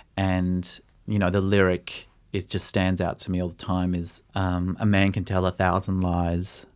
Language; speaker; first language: English; native; English